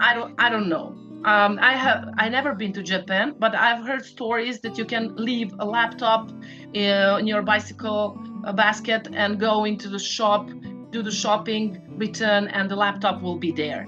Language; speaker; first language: English; non-native, fluent; Serbian